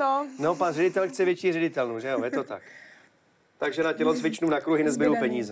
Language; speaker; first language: Czech; native; Czech